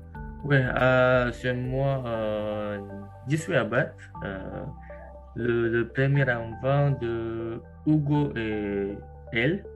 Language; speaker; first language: French; non-native, learner; Indonesian